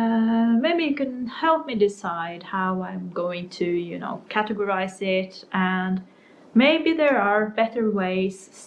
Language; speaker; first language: English; non-native, fluent; Norwegian